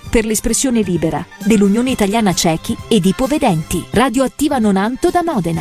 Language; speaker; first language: Italian; native; Italian